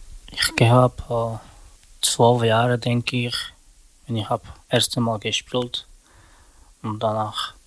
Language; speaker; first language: German; non-native, learner; Romany